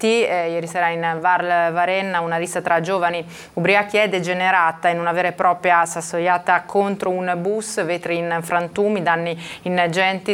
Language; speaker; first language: Italian; native; Italian